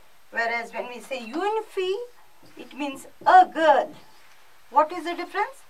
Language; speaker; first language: English; non-native, local second language; Konkani